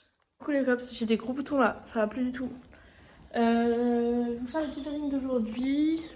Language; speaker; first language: French; native; French